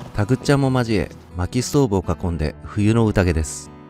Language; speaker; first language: Japanese; native; Japanese